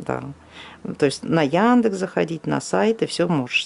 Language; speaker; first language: Russian; native; Russian